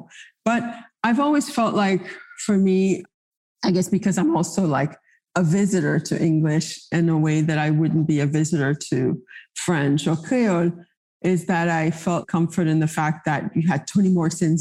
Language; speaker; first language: English; non-native, fluent; Haitian Creole